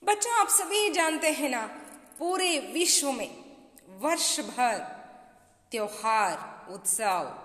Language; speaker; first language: Hindi; non-native, local second language; Kannada